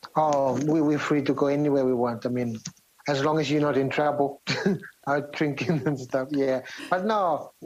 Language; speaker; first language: English; non-native, fluent; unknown